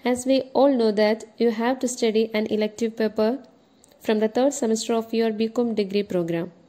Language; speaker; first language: English; non-native, local second language; Malayalam